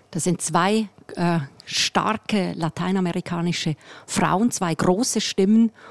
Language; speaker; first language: German; native; German